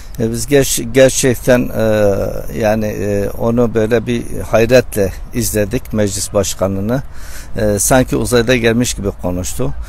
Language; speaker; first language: Turkish; non-native, local second language; Kurdish